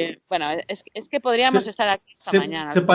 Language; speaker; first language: Spanish; native; Spanish